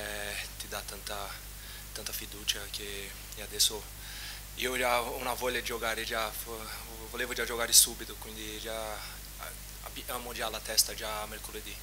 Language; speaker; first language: Italian; non-native, fluent; Portuguese